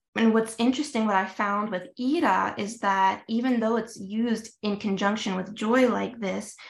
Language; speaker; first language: English; early bilingual, other home language; French